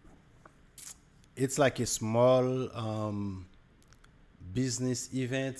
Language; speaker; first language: English; non-native, fluent; Haitian Creole